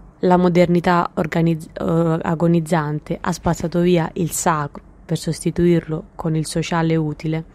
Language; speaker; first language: Italian; native; Italian